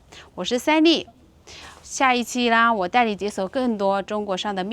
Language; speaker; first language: Chinese; native; Chinese